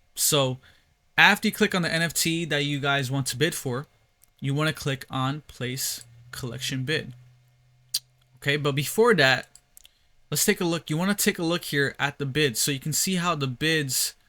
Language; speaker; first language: English; native; English